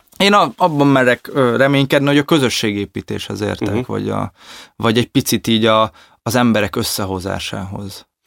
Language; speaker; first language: Hungarian; native; Hungarian